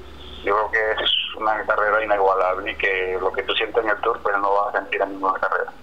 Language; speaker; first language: Spanish; native; Spanish